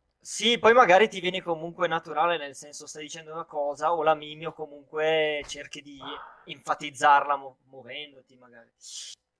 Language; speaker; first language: Italian; native; Italian